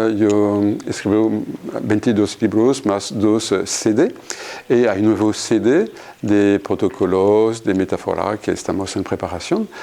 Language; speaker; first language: Spanish; non-native, fluent; French